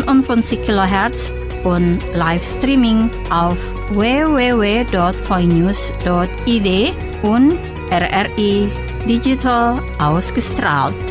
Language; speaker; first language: German; non-native, fluent; Indonesian